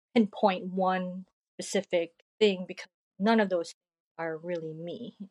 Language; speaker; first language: English; early bilingual, other home language; Korean